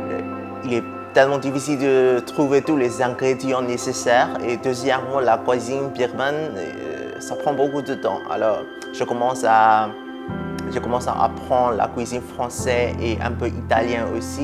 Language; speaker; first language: French; non-native, fluent; Burmese